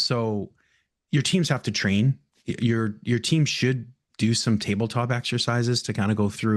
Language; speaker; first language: English; native; English